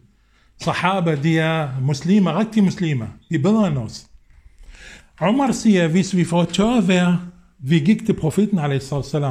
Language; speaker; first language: Danish; non-native, fluent; Arabic